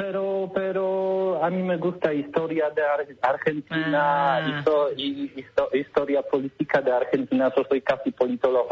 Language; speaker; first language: Spanish; non-native, learner; Polish